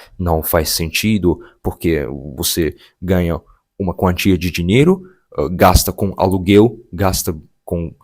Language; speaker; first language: Portuguese; non-native, fluent; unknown